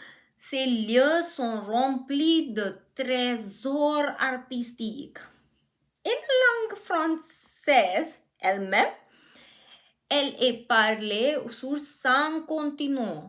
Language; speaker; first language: French; non-native, learner; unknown